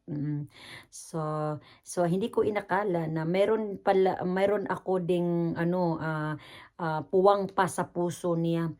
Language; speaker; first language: Filipino; native; Filipino